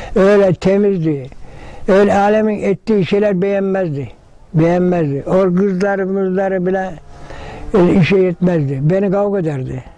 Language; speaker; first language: Turkish; native; Turkish